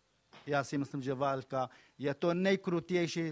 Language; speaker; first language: Czech; non-native, fluent; Kurdish